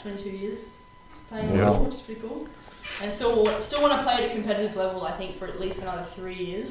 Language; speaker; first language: English; native; English